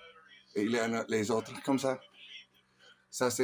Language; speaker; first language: French; non-native, learner; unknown